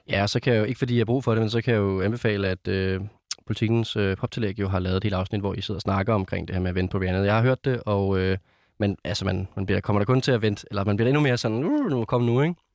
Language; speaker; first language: Danish; native; Danish